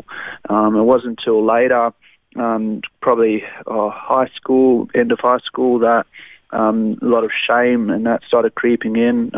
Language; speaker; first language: English; native; English